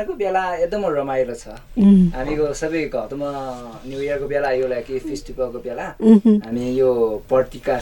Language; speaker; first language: Nepali; non-native, learner; Chinese